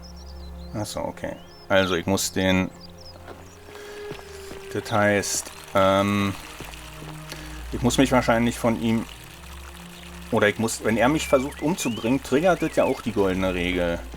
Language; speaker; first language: German; native; German